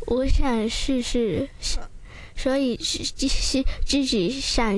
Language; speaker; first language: Chinese; non-native, local second language; Cantonese